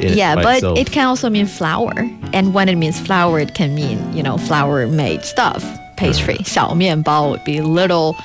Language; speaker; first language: English; non-native, fluent; Chinese